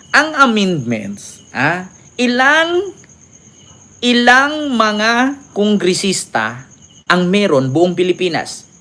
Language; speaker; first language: Filipino; native; Filipino